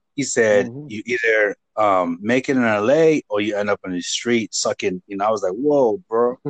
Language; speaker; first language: English; non-native, local second language; Igbo